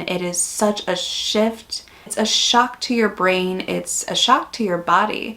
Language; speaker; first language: English; native; English